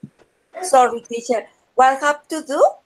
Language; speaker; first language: English; non-native, learner; Spanish